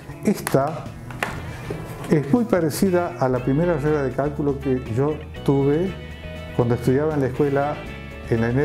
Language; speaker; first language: Spanish; native; Spanish